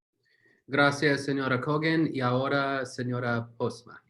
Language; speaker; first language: Spanish; non-native, learner; English